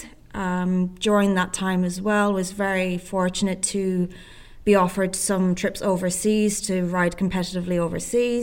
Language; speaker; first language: English; native; English